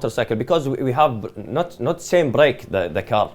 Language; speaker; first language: English; non-native, learner; Arabic